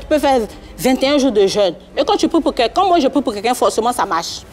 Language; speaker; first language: French; non-native, local second language; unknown